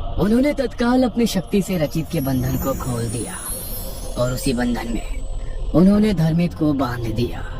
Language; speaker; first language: Hindi; native; Hindi